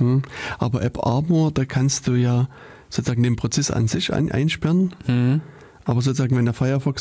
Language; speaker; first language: German; native; German